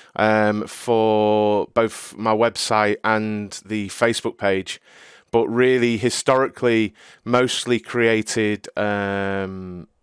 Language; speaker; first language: English; native; English